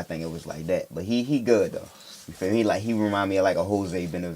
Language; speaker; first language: English; native; English